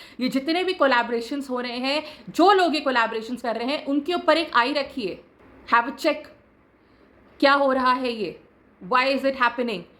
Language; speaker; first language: Hindi; native; Hindi